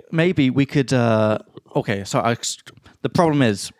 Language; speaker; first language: English; native; English